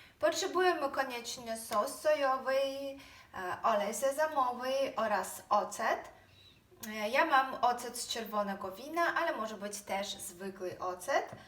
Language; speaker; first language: Polish; non-native, fluent; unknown